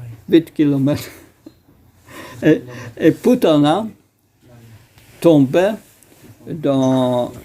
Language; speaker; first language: French; non-native, fluent; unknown